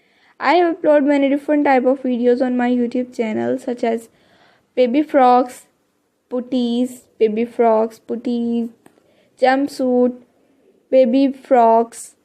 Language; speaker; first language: English; non-native, learner; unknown